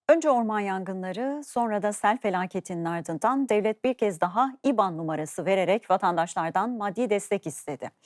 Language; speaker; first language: Turkish; native; Turkish